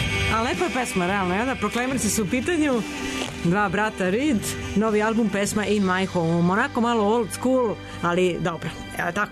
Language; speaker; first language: Serbian; native; Serbian